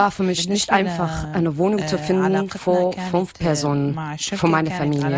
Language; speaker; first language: German; non-native, learner; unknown